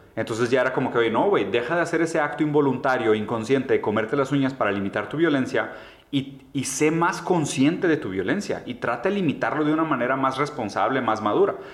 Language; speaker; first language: Spanish; early bilingual, other home language; Portuguese